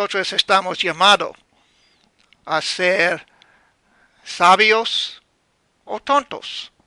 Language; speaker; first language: Spanish; non-native, learner; English